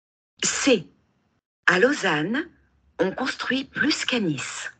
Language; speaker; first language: French; non-native, learner; Spanish